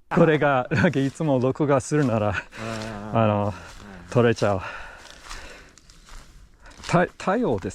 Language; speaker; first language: Japanese; non-native, learner; English